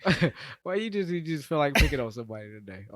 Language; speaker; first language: English; native; English